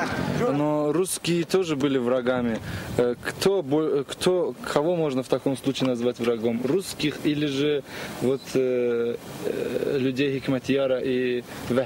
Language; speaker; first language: Russian; non-native, local second language; Azerbaijani